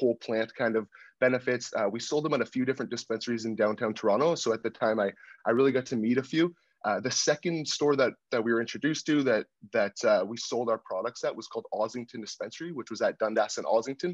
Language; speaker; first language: English; native; English